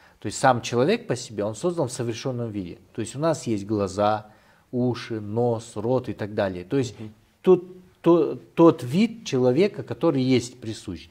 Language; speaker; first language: Russian; non-native, local second language; Kyrgyz